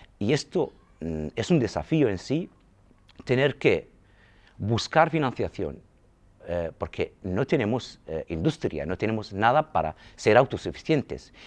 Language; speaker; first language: Spanish; non-native, local second language; Arabic